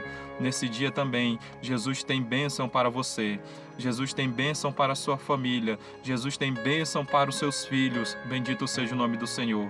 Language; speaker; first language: Portuguese; native; Portuguese